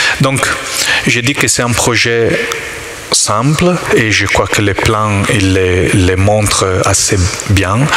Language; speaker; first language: French; non-native, learner; Italian